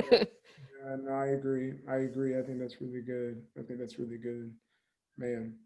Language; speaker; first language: English; native; English